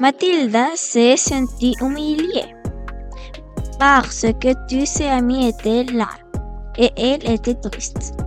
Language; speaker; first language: French; non-native, fluent; Spanish